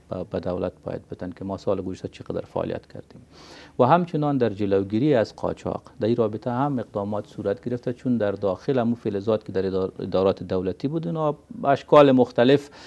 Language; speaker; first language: Persian; native; Persian